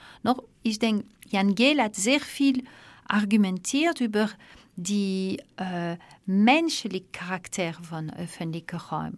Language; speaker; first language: German; non-native, learner; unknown